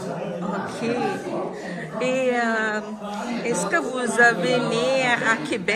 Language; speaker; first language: French; non-native, learner; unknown